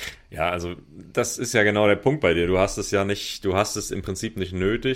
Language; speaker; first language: German; native; German